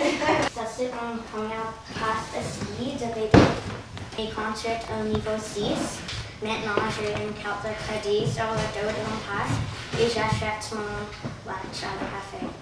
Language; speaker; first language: French; non-native, learner; English